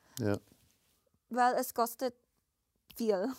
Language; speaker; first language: German; non-native, learner; Filipino